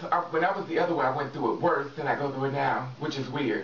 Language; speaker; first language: English; native; English